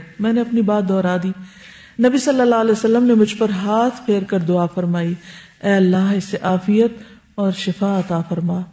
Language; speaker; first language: Urdu; native; Urdu